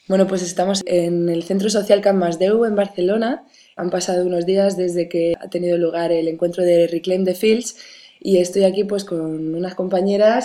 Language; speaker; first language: Spanish; native; Spanish